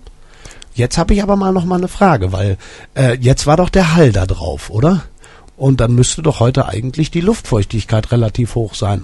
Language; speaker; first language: German; native; German